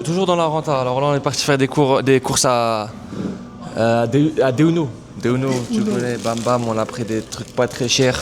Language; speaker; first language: French; native; French